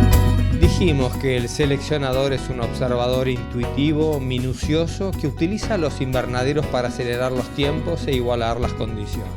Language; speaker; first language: Spanish; native; Spanish